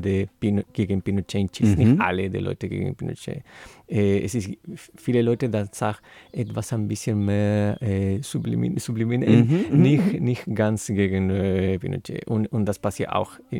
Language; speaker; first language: German; non-native, learner; Spanish